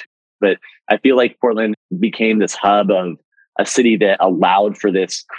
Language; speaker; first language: English; native; English